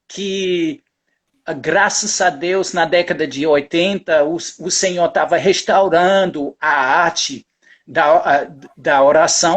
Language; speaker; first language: Portuguese; non-native, fluent; English